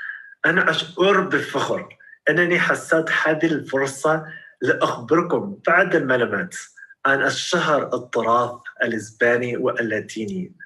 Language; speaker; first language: Arabic; non-native, learner; English